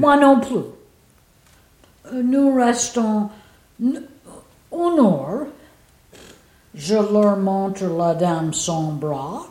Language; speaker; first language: French; non-native, fluent; English